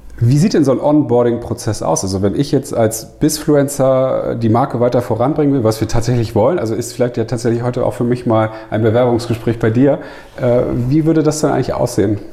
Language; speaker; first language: German; native; German